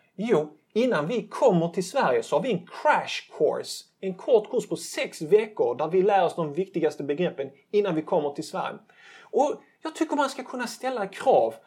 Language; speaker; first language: Swedish; early bilingual, other home language; Turkish